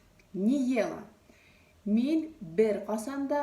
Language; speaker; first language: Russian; non-native, local second language; Bashkir